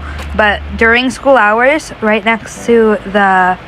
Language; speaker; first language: English; native; English